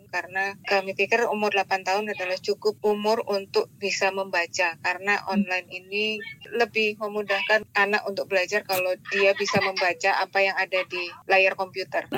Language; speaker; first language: Indonesian; non-native, local second language; Javanese